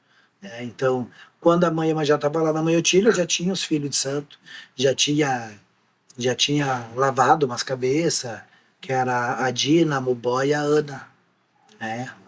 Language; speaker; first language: Portuguese; native; Portuguese